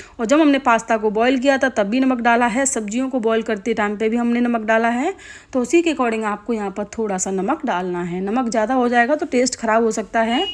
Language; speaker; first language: Hindi; native; Hindi